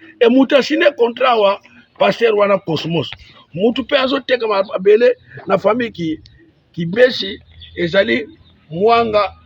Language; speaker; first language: Lingala; non-native, local second language; Kongo